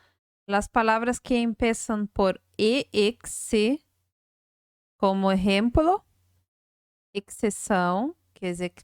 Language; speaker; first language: Spanish; non-native, fluent; Portuguese